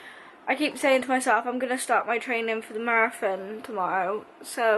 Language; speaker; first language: English; native; English